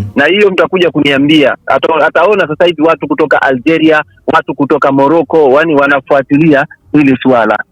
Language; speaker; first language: Swahili; native; Swahili